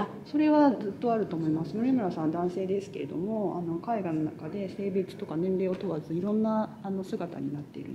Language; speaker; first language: Japanese; native; Japanese